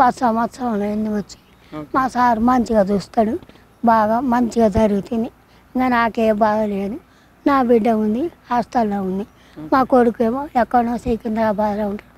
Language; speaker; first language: Telugu; native; Telugu